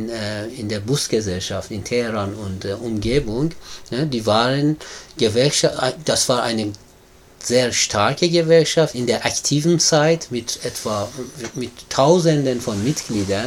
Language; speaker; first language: German; non-native, fluent; Persian